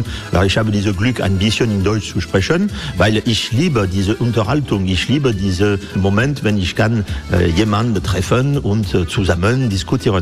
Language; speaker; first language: German; non-native, learner; French